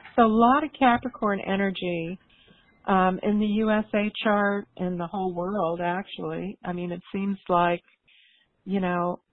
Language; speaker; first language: English; native; English